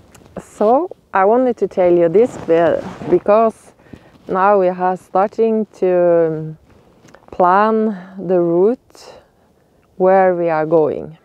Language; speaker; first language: English; non-native, learner; Norwegian